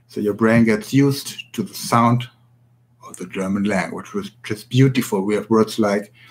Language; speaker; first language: English; non-native, fluent; German